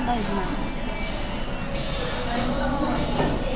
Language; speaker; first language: Russian; non-native, learner; Chinese